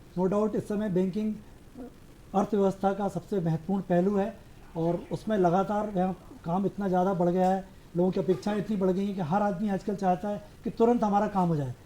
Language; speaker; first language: Hindi; native; Hindi